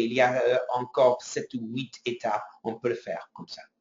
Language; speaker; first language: French; non-native, fluent; English